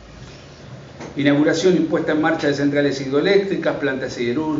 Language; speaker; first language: Spanish; native; Spanish